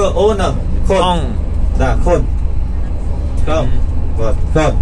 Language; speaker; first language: Russian; non-native, learner; Vietnamese